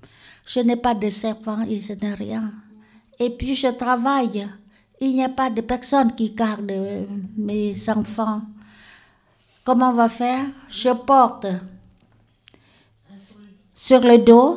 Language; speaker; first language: French; non-native, learner; Lao